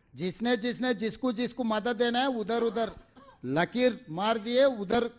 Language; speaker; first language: Hindi; non-native, local second language; Telugu